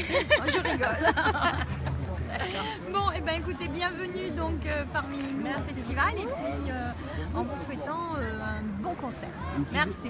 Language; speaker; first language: French; native; French